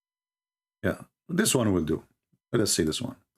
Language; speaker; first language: English; non-native, fluent; Arabic